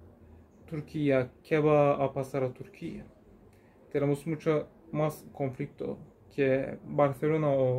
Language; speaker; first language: Spanish; non-native, learner; Turkish